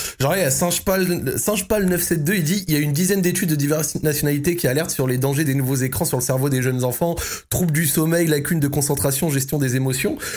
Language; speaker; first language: French; native; French